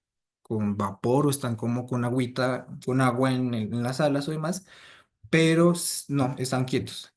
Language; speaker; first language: Spanish; native; Spanish